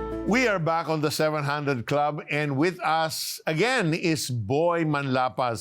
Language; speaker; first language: English; non-native, local second language; Filipino